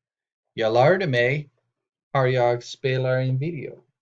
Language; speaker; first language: Swedish; non-native, learner; English